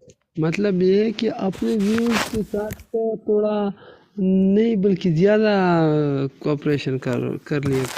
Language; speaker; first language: Hindi; non-native, local second language; Pashto